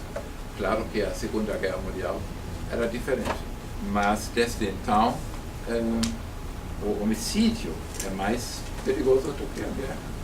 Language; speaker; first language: Portuguese; non-native, fluent; German